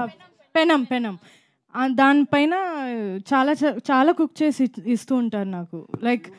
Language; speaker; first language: Telugu; non-native, fluent; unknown